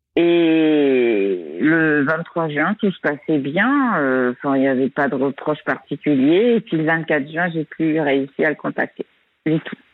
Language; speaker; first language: French; native; French